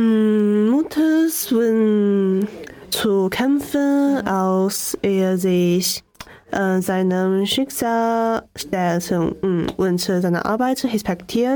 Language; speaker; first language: German; non-native, learner; Chinese